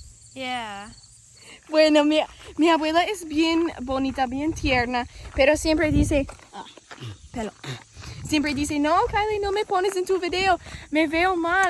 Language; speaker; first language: Spanish; non-native, fluent; English